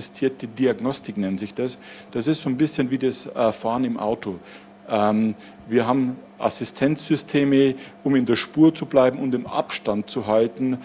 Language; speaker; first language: German; native; German